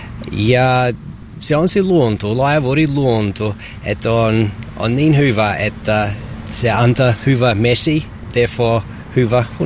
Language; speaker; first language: Finnish; non-native, learner; English